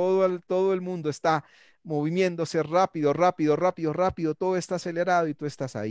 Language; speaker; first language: Spanish; native; Spanish